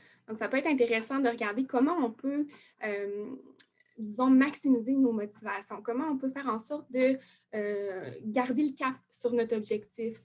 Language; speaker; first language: French; native; French